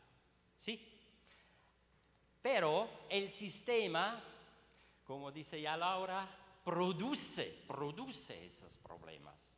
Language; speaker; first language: Spanish; non-native, learner; Swiss German